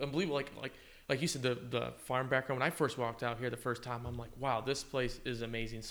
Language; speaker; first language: English; native; English